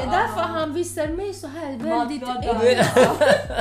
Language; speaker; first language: Swedish; early bilingual, other home language; Kurdish